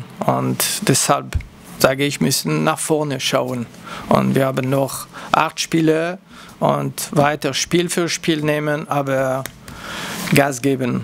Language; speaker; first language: German; non-native, local second language; French